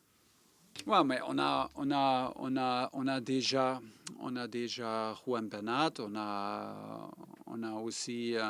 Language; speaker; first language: French; non-native, fluent; German